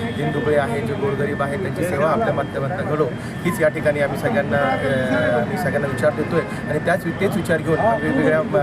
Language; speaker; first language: Marathi; non-native, local second language; Lambadi